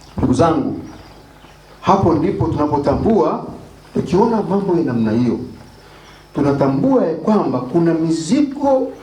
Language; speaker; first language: Swahili; non-native, local second language; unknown